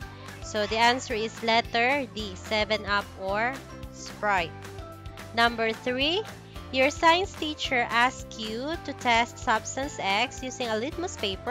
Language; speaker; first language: English; non-native, local second language; Cebuano